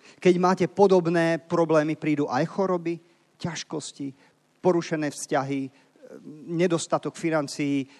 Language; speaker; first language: Slovak; native; Slovak